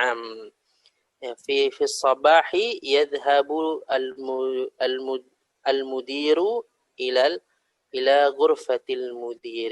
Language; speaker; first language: Arabic; non-native, fluent; Indonesian